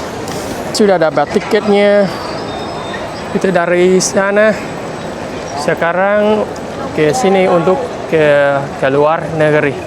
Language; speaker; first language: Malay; non-native, fluent; Vietnamese